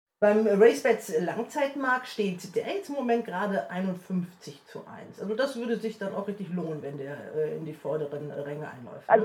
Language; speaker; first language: German; native; German